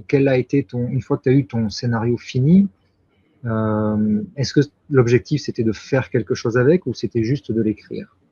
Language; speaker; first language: French; native; French